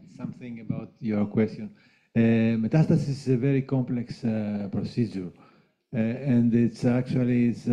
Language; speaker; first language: English; non-native, fluent; Greek